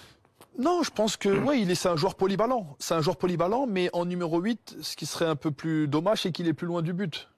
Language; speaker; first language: French; native; French